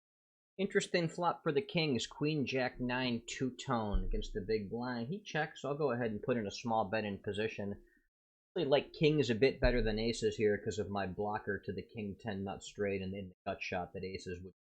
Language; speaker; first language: English; native; English